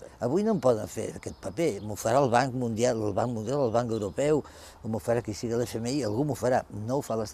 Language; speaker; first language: Catalan; native; Catalan